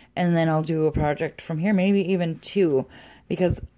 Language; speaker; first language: English; native; English